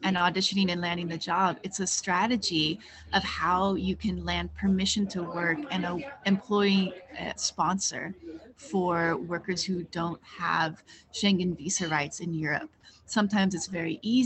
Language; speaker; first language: English; native; English